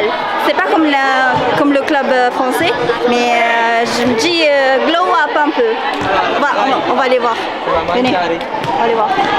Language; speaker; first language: French; early bilingual, other home language; Filipino